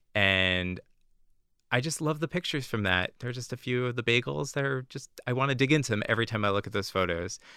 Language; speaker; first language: English; native; English